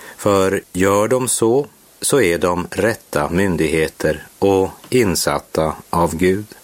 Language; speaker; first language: Swedish; native; Swedish